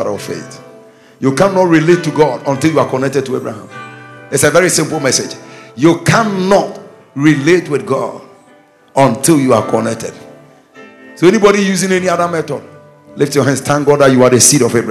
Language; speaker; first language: English; non-native, local second language; Akan